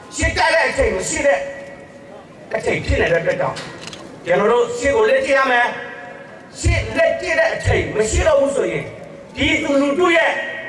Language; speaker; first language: Burmese; non-native, local second language; S'gaw Karen